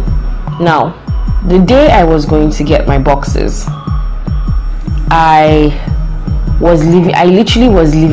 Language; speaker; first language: English; non-native, local second language; Yoruba